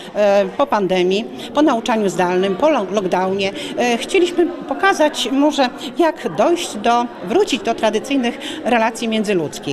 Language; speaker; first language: Polish; native; Polish